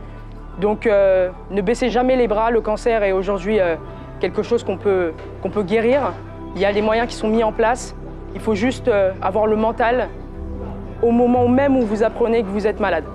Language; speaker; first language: French; native; French